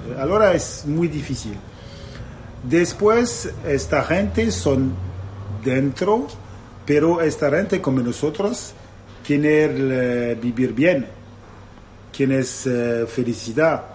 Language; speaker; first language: Spanish; non-native, learner; Italian